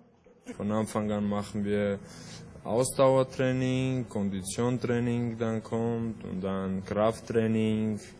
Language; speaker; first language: German; early bilingual, other home language; Armenian